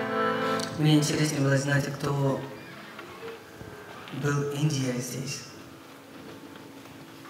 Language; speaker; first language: Russian; non-native, learner; Hindi